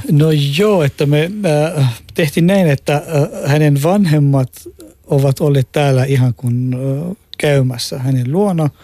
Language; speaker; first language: Finnish; non-native, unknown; Arabic